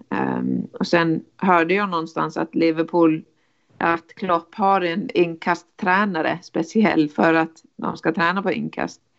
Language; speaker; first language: Swedish; non-native, fluent; Icelandic